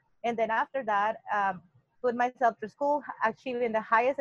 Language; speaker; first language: English; non-native, fluent; Spanish